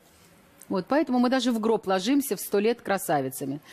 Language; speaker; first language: Russian; native; Russian